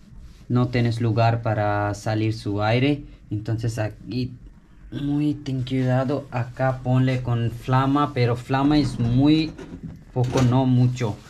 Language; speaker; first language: Spanish; non-native, learner; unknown